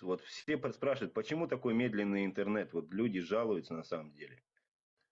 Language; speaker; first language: Russian; native; Russian